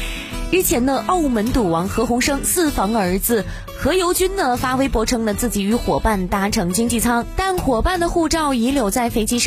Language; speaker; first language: Chinese; native; Chinese